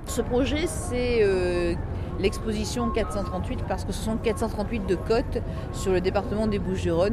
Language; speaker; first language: French; native; French